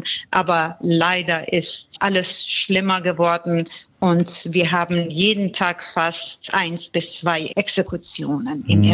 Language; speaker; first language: German; non-native, fluent; Persian